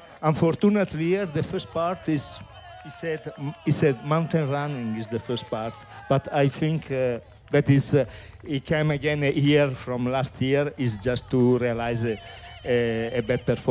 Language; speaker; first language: English; non-native, learner; Italian